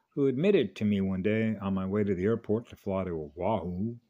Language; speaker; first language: English; native; English